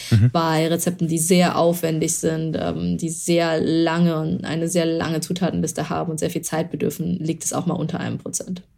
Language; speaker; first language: German; early bilingual, other home language; Chinese